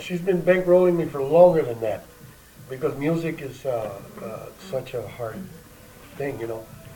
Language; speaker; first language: English; early bilingual, other home language; Spanish